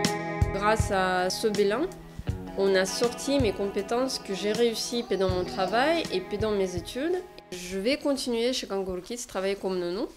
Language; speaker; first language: French; non-native, fluent; Russian